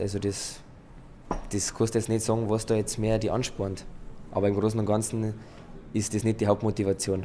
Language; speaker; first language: German; native; German